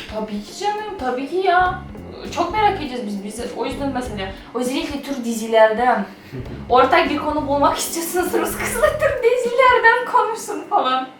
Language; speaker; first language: Turkish; non-native, fluent; Ukrainian